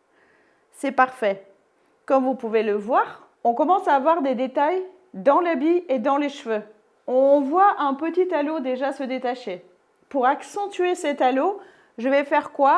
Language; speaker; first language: French; native; French